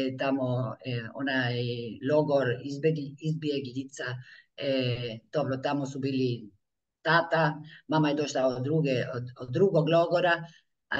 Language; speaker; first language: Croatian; early bilingual, heritage; Croatian